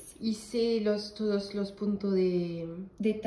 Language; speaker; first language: Spanish; non-native, learner; French